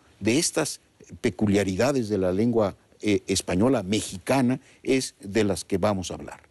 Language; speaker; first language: Spanish; native; Spanish